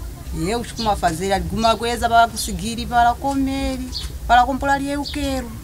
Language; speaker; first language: Portuguese; non-native, learner; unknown